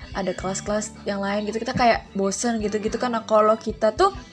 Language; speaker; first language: Indonesian; early bilingual, heritage; Malay